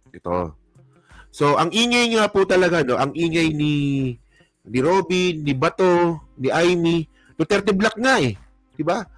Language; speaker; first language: Filipino; non-native, local second language; Hiligaynon